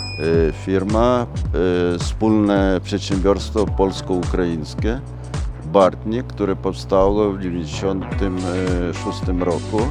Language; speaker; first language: Polish; non-native, learner; Ukrainian